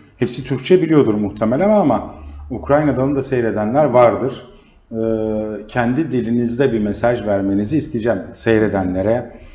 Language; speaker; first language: Turkish; native; Turkish